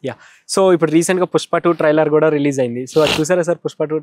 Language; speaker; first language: Telugu; native; Telugu